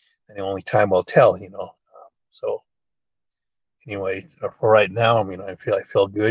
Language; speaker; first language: English; early bilingual, other home language; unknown